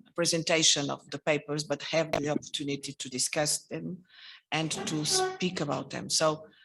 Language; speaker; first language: English; non-native, fluent; Portuguese